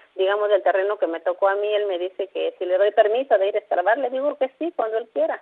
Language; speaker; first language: Spanish; native; Spanish